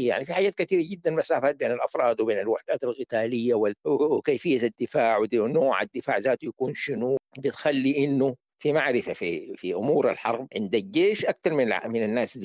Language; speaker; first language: Arabic; native; Arabic